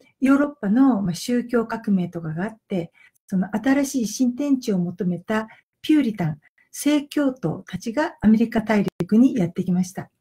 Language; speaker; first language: Japanese; native; Japanese